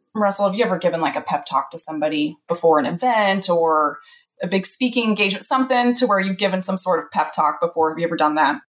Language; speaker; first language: English; native; English